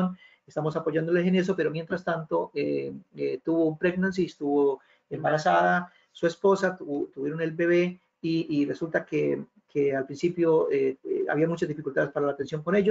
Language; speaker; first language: Spanish; native; Spanish